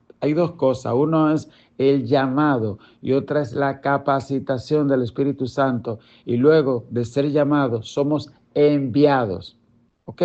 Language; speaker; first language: Spanish; native; Spanish